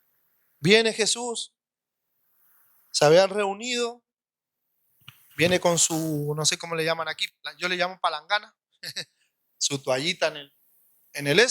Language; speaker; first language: Spanish; native; Spanish